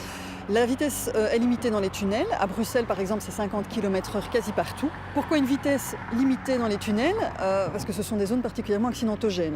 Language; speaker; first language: French; native; French